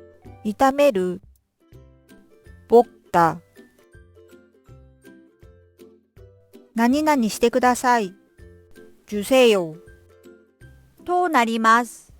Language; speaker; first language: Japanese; non-native, fluent; Korean